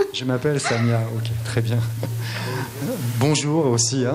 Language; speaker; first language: French; native; French